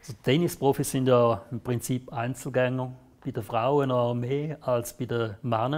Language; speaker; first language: German; native; German